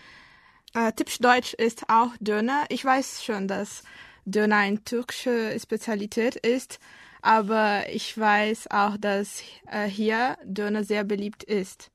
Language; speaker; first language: German; non-native, learner; Portuguese